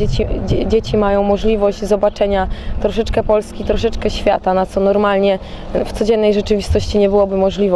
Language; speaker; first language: Polish; native; Polish